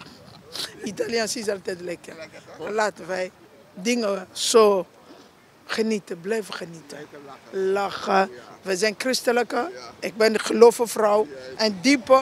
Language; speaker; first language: Dutch; non-native, learner; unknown